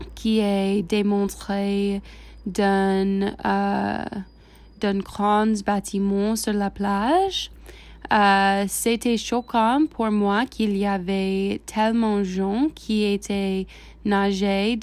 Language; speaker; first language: French; non-native, learner; English